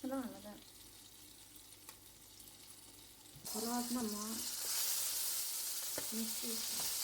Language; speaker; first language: Russian; non-native, learner; Sinhala